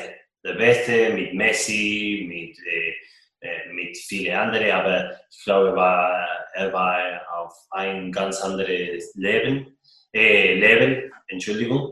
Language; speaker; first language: German; non-native, fluent; Spanish